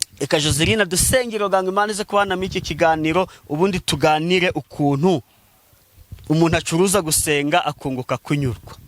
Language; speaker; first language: Kinyarwanda; native; Kinyarwanda